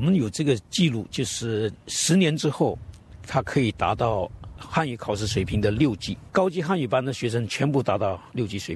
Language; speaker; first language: Chinese; native; Chinese